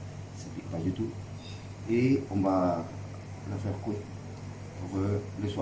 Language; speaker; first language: French; non-native, fluent; Spanish